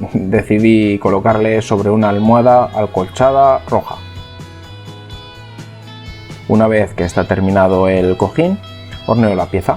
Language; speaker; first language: Spanish; native; Spanish